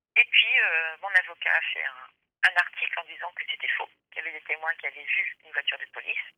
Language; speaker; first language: French; native; French